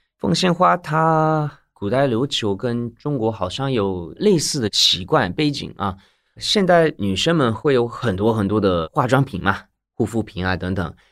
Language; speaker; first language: Chinese; non-native, fluent; Japanese